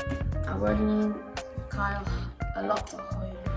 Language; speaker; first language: Welsh; non-native, local second language; Spanish